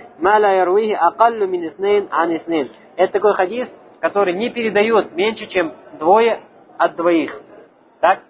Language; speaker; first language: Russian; non-native, local second language; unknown